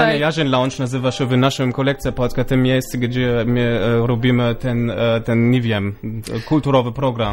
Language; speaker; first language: Polish; non-native, local second language; German